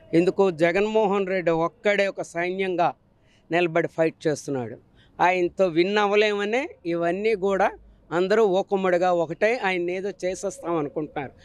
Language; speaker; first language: Telugu; native; Telugu